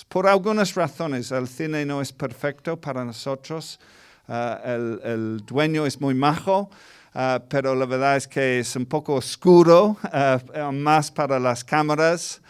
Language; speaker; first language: Spanish; non-native, fluent; English